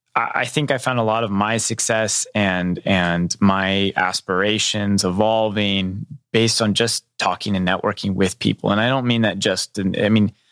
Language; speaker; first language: English; native; English